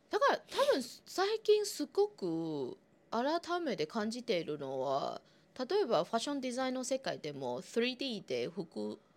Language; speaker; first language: Japanese; non-native, fluent; Chinese